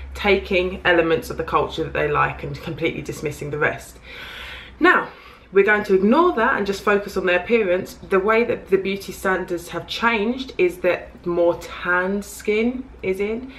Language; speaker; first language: English; native; English